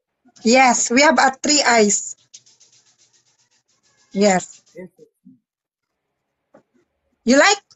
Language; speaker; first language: English; non-native, learner; Filipino